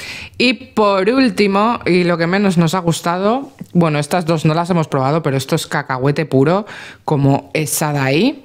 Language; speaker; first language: Spanish; native; Spanish